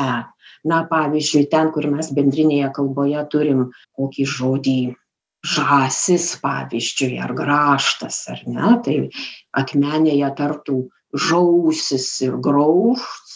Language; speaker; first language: Lithuanian; native; Lithuanian